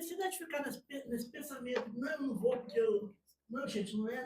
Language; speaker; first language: Portuguese; native; Portuguese